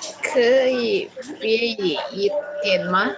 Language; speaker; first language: Chinese; non-native, learner; Indonesian